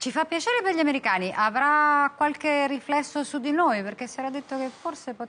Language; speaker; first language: Italian; native; Italian